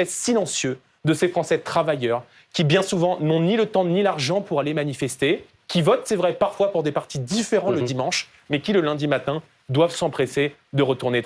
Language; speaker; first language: French; native; French